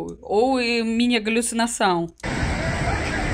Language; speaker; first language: Portuguese; non-native, learner; Russian